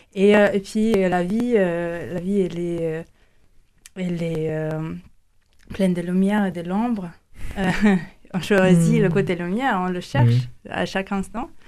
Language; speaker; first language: French; non-native, fluent; Latvian